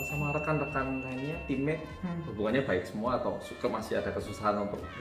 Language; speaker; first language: Indonesian; native; Indonesian